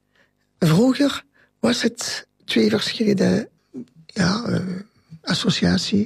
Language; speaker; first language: Dutch; non-native, local second language; French